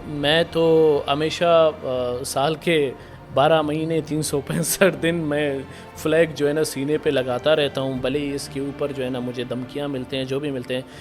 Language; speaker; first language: Urdu; non-native, local second language; Baluchi